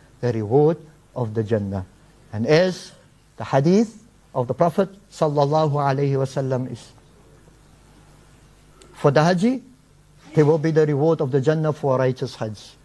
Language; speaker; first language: English; early bilingual, other home language; Afrikaans